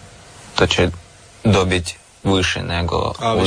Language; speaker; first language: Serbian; non-native, fluent; Russian